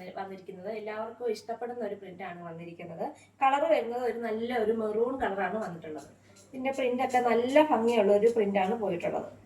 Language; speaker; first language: Malayalam; native; Malayalam